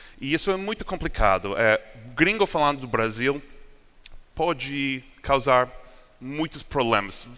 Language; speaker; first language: Portuguese; non-native, fluent; English